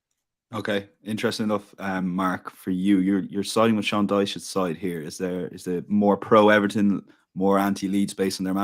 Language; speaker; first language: English; native; English